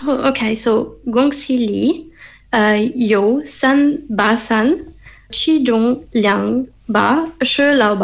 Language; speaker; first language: Chinese; non-native, learner; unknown